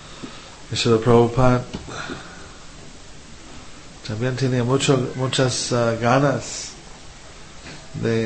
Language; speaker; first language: Spanish; non-native, fluent; English